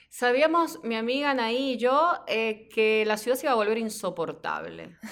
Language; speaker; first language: Spanish; native; Spanish